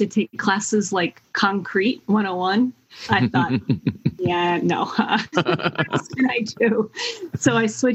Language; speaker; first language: English; native; English